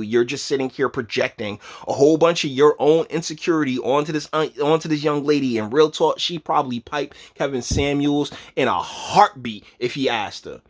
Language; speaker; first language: English; native; English